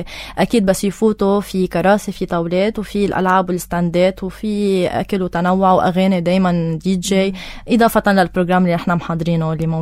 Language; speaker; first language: Arabic; native; Arabic